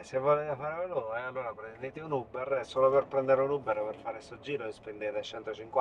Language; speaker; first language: Italian; native; Italian